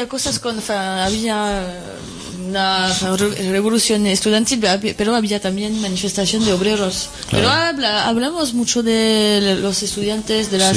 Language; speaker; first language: Spanish; non-native, fluent; French